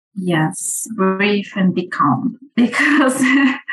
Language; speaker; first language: English; non-native, fluent; Portuguese